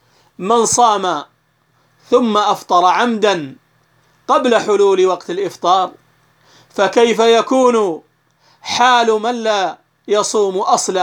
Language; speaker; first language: Arabic; native; Arabic